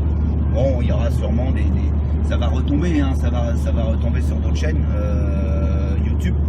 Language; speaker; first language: French; native; French